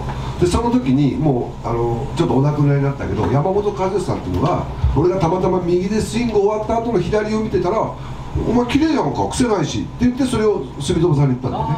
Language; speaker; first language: Japanese; native; Japanese